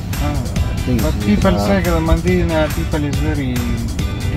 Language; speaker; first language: English; non-native, fluent; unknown